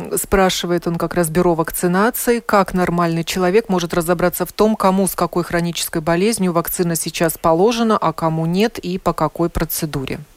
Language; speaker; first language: Russian; native; Russian